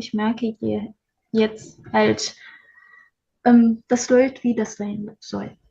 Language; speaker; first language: German; non-native, learner; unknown